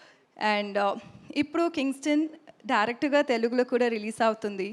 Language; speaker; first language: Telugu; non-native, learner; Tamil